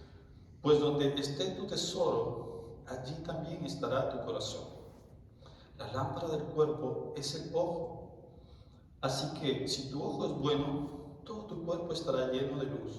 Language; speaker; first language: Spanish; native; Spanish